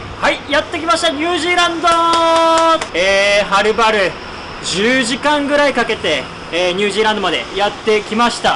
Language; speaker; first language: Japanese; native; Japanese